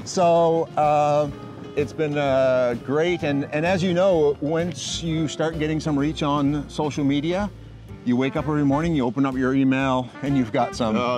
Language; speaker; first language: English; native; English